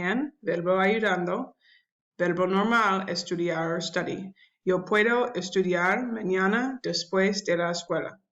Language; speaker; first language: Spanish; non-native, learner; English